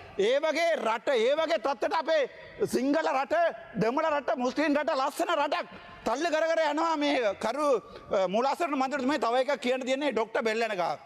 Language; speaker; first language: Sinhala; non-native, local second language; Tamil